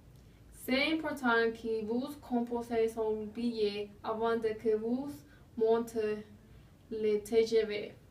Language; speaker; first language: French; non-native, learner; English